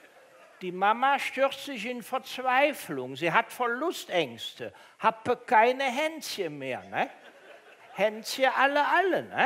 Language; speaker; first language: German; native; German